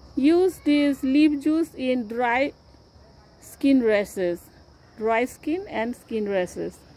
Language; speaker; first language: English; non-native, local second language; Assamese